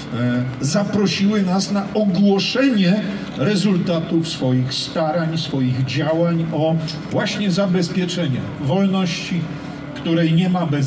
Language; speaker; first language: Polish; native; Polish